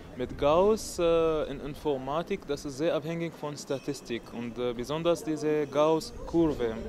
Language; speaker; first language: German; non-native, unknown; Arabic